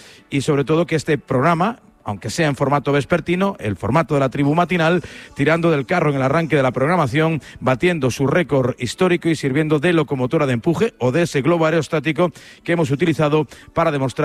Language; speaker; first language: Spanish; native; Spanish